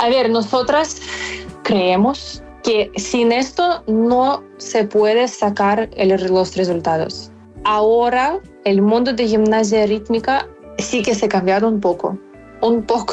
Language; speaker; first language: Spanish; non-native, fluent; Ukrainian